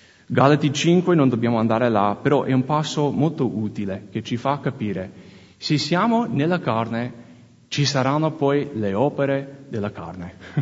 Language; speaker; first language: Italian; non-native, fluent; English